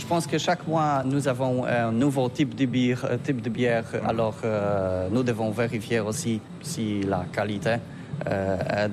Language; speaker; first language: French; non-native, learner; Polish